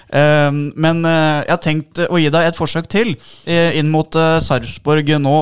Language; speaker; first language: Norwegian; native; Norwegian